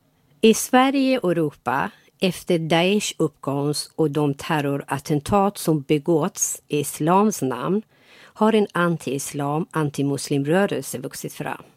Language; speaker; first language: Swedish; non-native, fluent; Persian